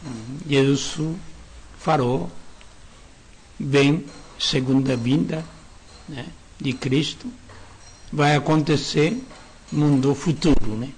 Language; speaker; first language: Portuguese; non-native, learner; Japanese